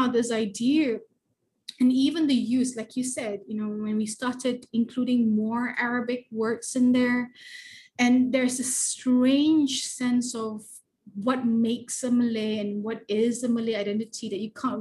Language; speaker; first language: English; native; English